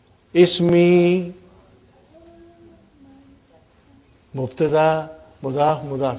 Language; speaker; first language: Arabic; non-native, fluent; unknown